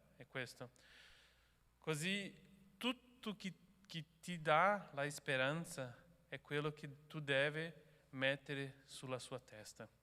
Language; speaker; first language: Italian; non-native, learner; Portuguese